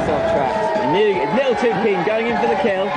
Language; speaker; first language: English; native; English